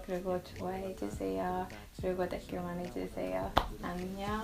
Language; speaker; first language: Korean; non-native, learner; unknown